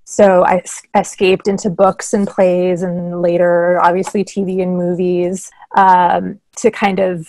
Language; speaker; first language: English; native; English